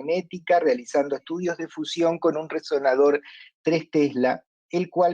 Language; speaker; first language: Spanish; native; Spanish